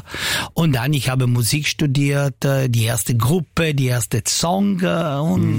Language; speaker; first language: German; non-native, local second language; Italian